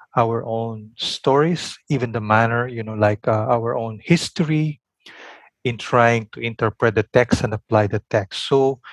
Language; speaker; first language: English; non-native, local second language; Filipino